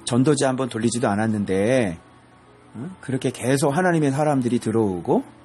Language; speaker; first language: Korean; native; Korean